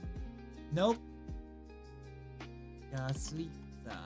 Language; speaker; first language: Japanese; non-native, learner; English